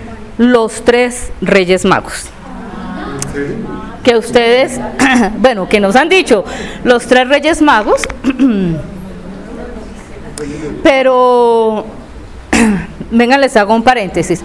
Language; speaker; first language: Spanish; native; Spanish